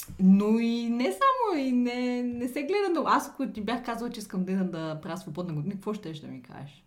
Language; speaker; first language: Bulgarian; native; Bulgarian